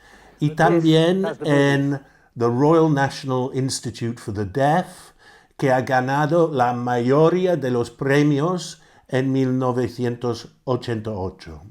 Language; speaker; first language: Spanish; non-native, fluent; English